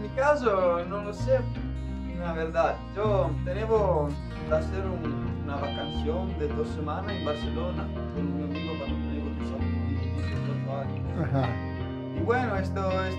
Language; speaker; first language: Spanish; non-native, learner; Italian